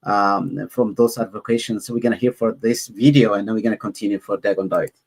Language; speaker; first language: English; non-native, learner; Amharic